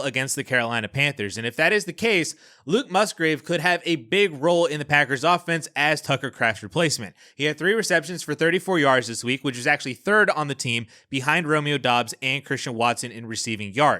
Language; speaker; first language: English; native; English